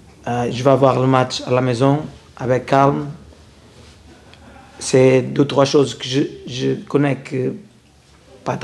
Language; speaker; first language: French; non-native, learner; Portuguese